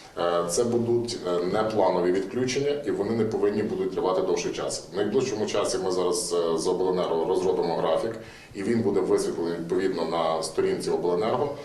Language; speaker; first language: Ukrainian; native; Ukrainian